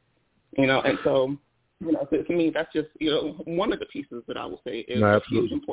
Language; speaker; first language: English; non-native, local second language; Igbo